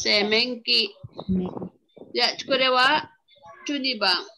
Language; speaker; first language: Japanese; non-native, fluent; Filipino